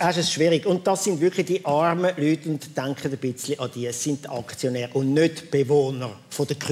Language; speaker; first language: German; native; German